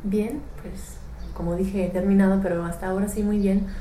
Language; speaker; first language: Spanish; non-native, fluent; English